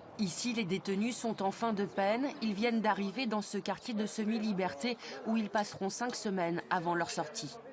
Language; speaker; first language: French; native; French